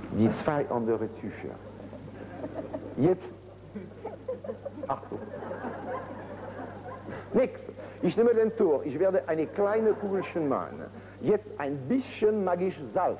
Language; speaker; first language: German; non-native, fluent; French